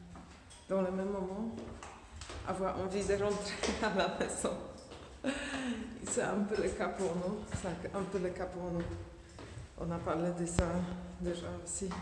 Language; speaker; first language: French; non-native, fluent; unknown